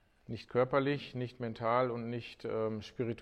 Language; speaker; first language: German; native; German